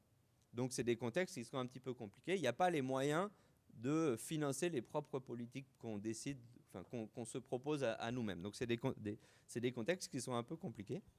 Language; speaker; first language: French; native; French